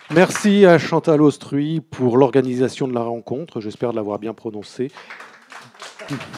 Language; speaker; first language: French; native; French